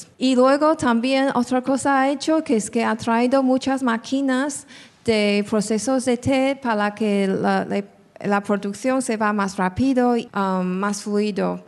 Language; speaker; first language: Spanish; non-native, fluent; Chinese